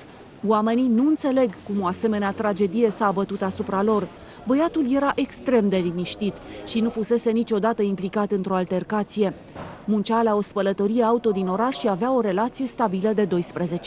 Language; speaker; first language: Romanian; native; Romanian